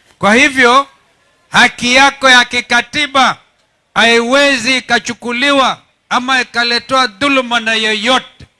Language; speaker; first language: Swahili; non-native, local second language; Kamba